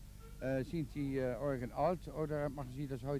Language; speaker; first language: German; non-native, learner; Dutch